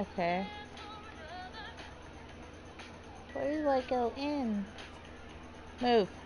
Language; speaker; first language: English; native; English